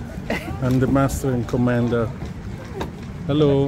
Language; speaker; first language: English; non-native, learner; Italian